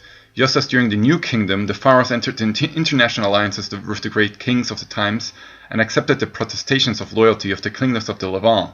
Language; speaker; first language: English; non-native, fluent; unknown